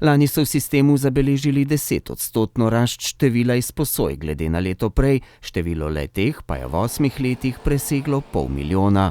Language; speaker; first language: Slovenian; native; Slovenian